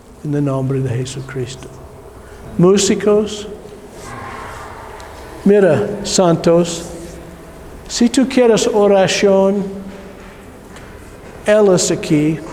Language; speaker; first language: Spanish; non-native, learner; English